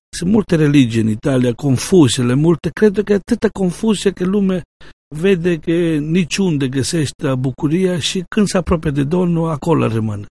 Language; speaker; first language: Romanian; non-native, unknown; Italian